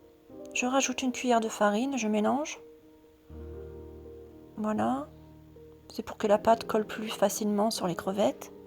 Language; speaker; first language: French; native; French